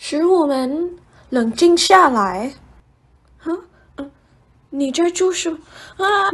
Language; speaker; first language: Chinese; non-native, learner; English